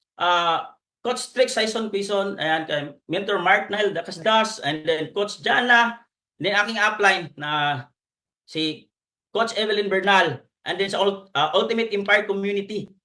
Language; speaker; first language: Filipino; non-native, local second language; Cebuano